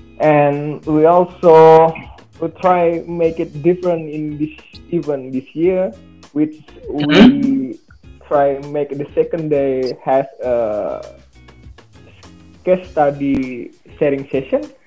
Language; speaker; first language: English; non-native, learner; Indonesian